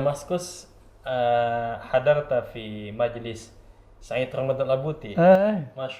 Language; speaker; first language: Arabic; non-native, learner; Indonesian